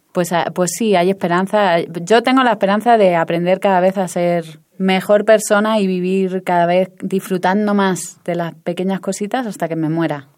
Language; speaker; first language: Spanish; native; Spanish